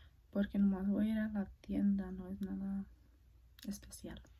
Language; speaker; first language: Spanish; early bilingual, heritage; Spanish